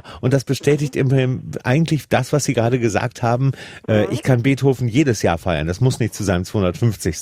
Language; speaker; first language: German; native; German